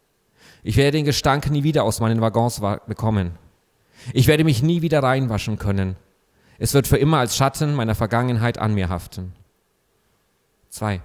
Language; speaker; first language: German; native; German